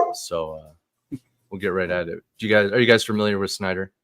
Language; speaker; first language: English; native; English